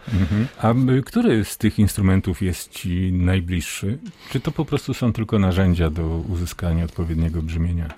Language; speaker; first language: Polish; native; Polish